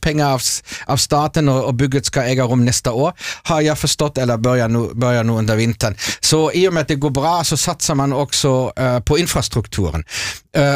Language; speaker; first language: Swedish; non-native, fluent; German